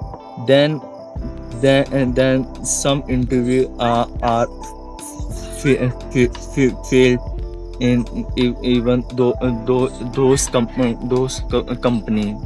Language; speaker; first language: English; non-native, learner; Hindi